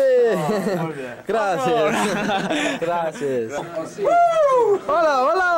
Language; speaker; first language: Spanish; non-native, learner; English